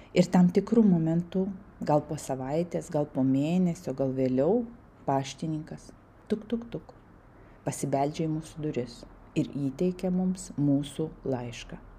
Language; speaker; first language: Lithuanian; non-native, local second language; Russian